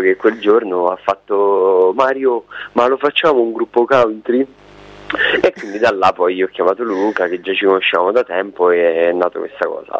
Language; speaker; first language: Italian; native; Italian